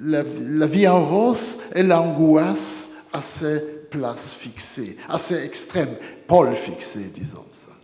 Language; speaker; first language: French; non-native, fluent; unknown